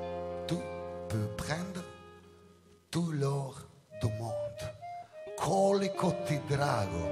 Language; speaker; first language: French; non-native, learner; Italian